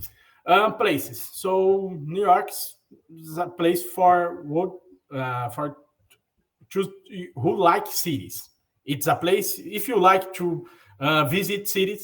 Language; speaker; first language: English; non-native, learner; Portuguese